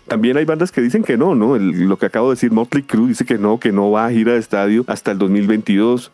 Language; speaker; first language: Spanish; native; Spanish